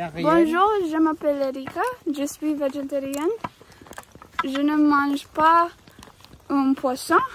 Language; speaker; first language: French; non-native, learner; English